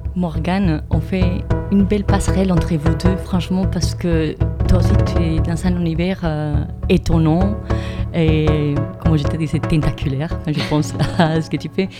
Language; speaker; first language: French; native; French